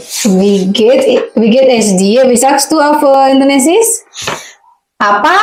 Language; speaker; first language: German; non-native, learner; Indonesian